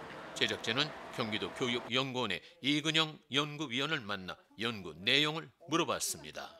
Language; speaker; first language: Korean; native; Korean